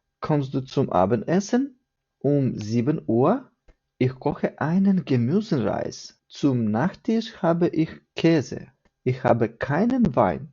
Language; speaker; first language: German; non-native, fluent; Ukrainian